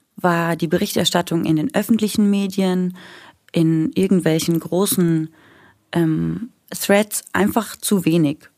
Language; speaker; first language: German; native; German